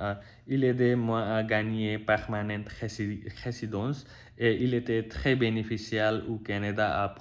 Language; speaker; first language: French; non-native, learner; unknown